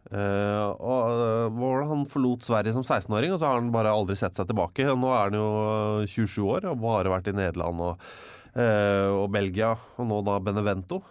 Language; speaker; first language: Norwegian; native; Norwegian